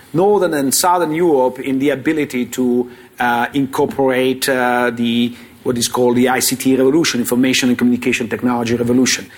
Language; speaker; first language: English; non-native, fluent; Italian